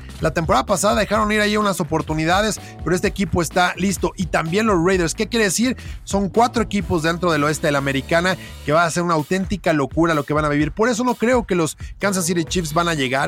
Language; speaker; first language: Spanish; native; Spanish